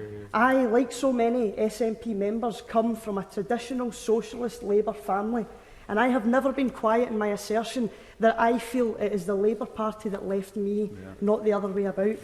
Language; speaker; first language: English; native; English